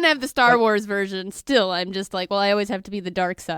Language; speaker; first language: English; native; English